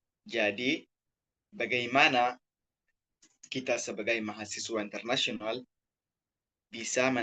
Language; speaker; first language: Indonesian; non-native, learner; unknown